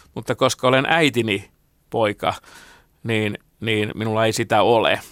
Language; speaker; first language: Finnish; non-native, local second language; Swedish